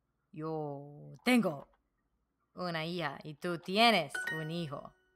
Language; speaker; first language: Spanish; non-native, learner; English